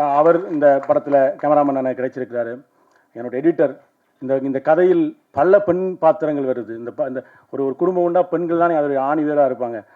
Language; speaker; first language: Tamil; native; Tamil